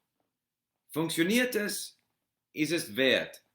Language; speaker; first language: German; non-native, learner; English